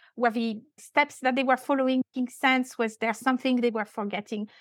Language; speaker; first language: English; non-native, fluent; French